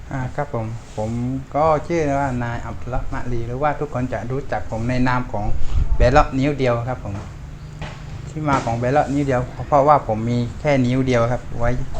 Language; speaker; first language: Thai; non-native, local second language; Malay